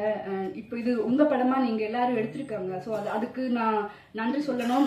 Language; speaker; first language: Tamil; non-native, fluent; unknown